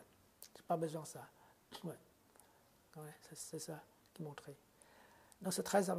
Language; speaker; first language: French; non-native, fluent; Khmer